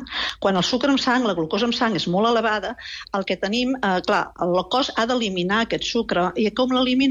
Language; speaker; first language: Catalan; native; Catalan